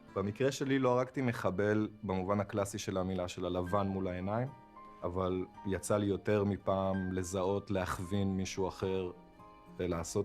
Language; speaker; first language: Hebrew; native; Hebrew